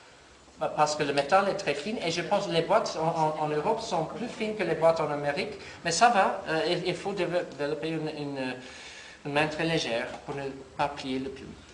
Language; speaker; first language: French; non-native, learner; English